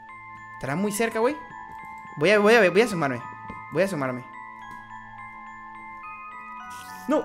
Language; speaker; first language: Spanish; native; Spanish